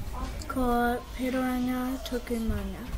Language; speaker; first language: Māori; non-native, local second language; English